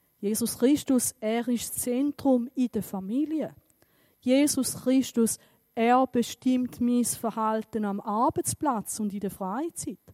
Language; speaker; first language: German; native; German